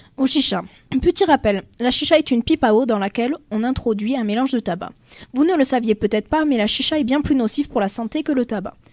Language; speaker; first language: French; native; French